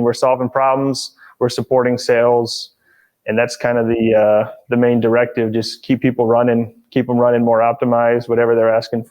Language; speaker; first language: English; native; English